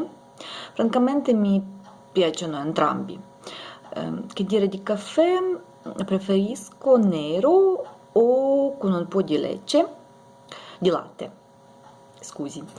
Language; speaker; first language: Italian; non-native, learner; Ukrainian